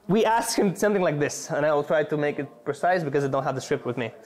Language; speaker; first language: English; non-native, fluent; Latvian